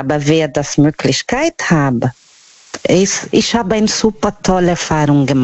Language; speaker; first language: German; non-native, learner; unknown